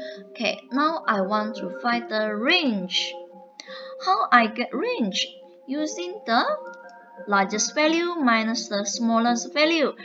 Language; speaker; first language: English; non-native, local second language; Chinese